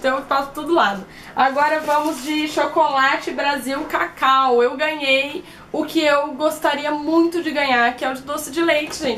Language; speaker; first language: Portuguese; native; Portuguese